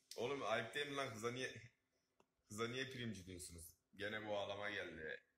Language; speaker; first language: Turkish; native; Turkish